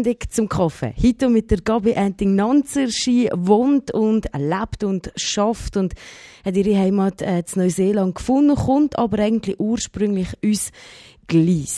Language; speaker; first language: German; native; German